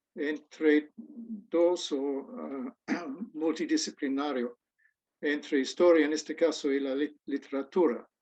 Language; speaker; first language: Spanish; non-native, fluent; English